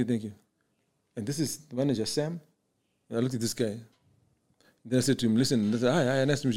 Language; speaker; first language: English; non-native, local second language; Shona